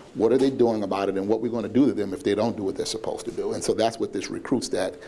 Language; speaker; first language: English; native; English